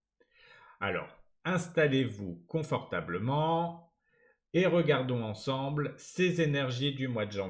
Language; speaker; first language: French; native; French